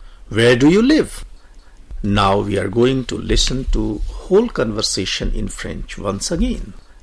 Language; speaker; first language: English; non-native, local second language; Hindi